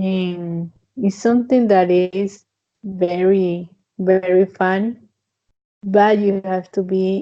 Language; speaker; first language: English; non-native, fluent; Spanish